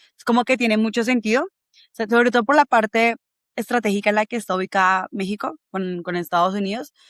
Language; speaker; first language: Spanish; native; Spanish